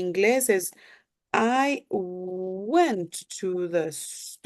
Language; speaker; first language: Spanish; non-native, fluent; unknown